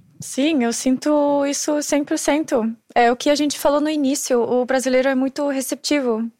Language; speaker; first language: Portuguese; non-native, fluent; German